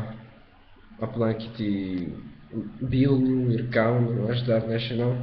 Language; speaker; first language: Lithuanian; non-native, learner; Spanish